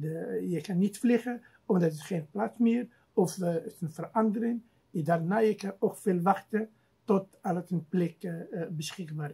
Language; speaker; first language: Dutch; non-native, fluent; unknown